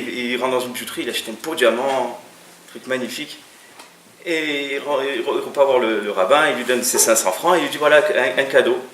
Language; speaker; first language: French; native; French